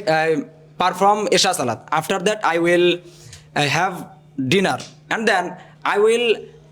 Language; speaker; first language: English; non-native, learner; Bangla